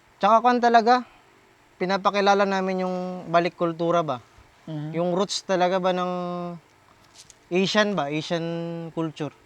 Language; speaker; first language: Filipino; non-native, local second language; Aklanon